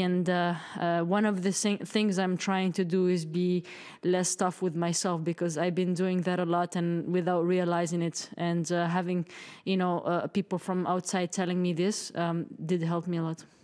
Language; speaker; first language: English; non-native, fluent; Arabic